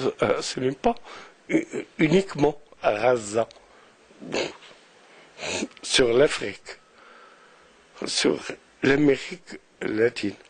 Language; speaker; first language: French; non-native, local second language; Arabic